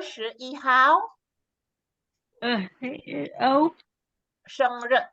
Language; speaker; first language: Chinese; non-native, fluent; Indonesian